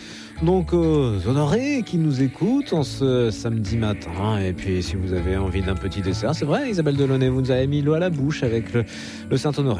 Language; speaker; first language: French; native; French